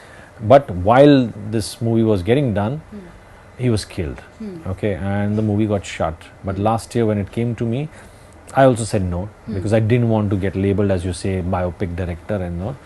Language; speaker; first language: English; non-native, local second language; Hindi